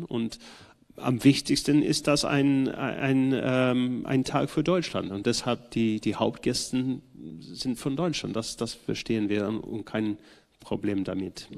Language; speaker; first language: German; non-native, fluent; English